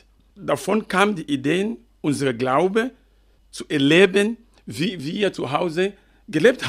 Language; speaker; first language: German; non-native, fluent; French